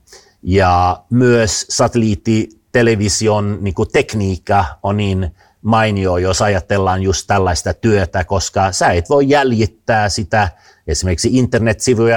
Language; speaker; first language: Finnish; non-native, fluent; Swedish